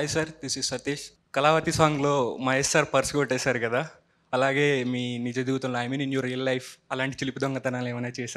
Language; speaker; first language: Telugu; native; Telugu